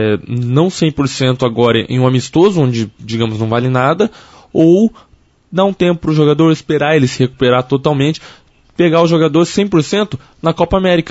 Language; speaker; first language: Portuguese; native; Portuguese